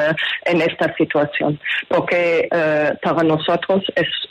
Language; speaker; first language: Spanish; non-native, fluent; German